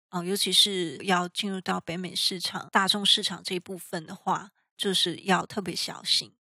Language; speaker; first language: Chinese; native; Chinese